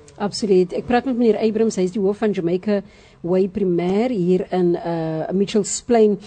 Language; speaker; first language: Afrikaans; native; Afrikaans